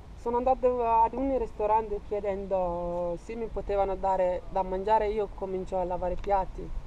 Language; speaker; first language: Italian; non-native, fluent; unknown